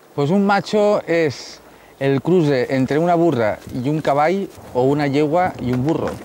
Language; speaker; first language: Spanish; non-native, local second language; Catalan